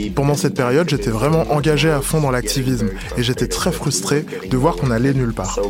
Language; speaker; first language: French; non-native, fluent; Polish